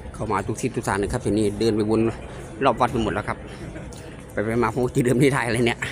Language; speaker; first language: Thai; native; Thai